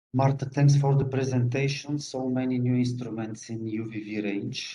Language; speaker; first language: English; non-native, learner; Bulgarian